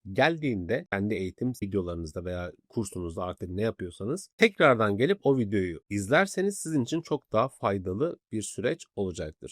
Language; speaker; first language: Turkish; native; Turkish